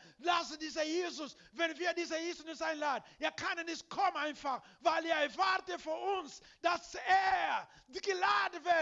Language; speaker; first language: German; non-native, learner; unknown